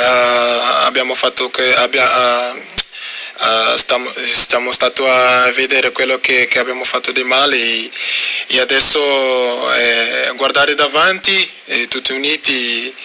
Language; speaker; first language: Italian; non-native, fluent; Portuguese